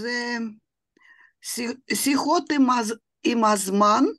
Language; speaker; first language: Hebrew; non-native, fluent; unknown